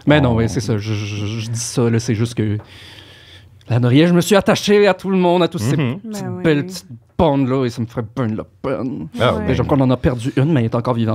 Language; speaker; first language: French; native; French